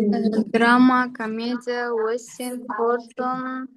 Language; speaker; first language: English; non-native, learner; Kazakh